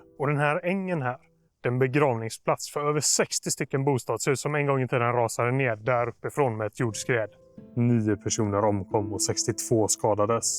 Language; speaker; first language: Swedish; native; Swedish